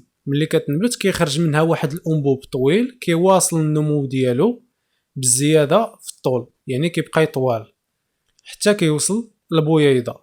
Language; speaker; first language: Arabic; native; Arabic